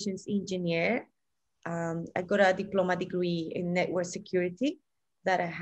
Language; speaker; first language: English; non-native, fluent; Spanish